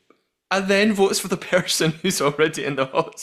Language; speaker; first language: English; native; English